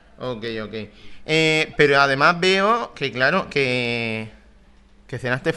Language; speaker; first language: Spanish; native; Spanish